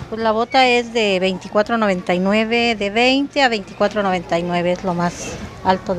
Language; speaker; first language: Spanish; native; Spanish